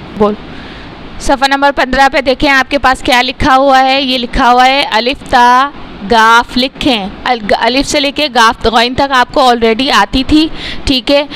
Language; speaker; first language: Urdu; non-native, local second language; Punjabi